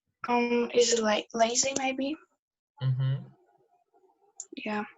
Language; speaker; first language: English; non-native, learner; Russian